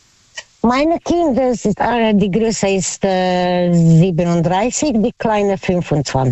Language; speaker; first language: German; non-native, learner; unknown